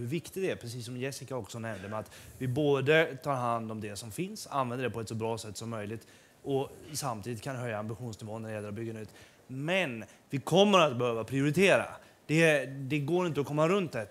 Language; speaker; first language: Swedish; native; Swedish